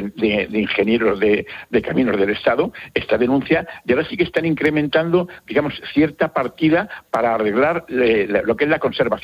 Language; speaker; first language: Spanish; native; Spanish